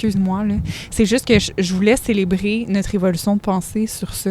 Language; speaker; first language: French; native; French